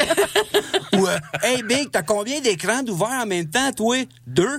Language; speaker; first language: French; native; French